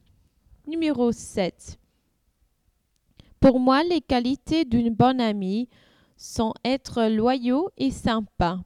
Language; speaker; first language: French; non-native, learner; English